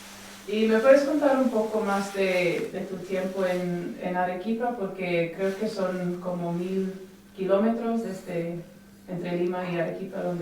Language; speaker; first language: Spanish; non-native, fluent; English